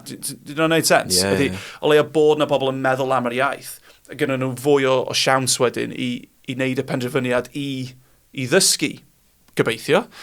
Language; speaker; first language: Welsh; non-native, local second language; English